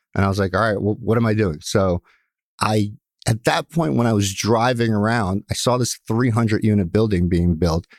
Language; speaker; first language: English; early bilingual, other home language; Russian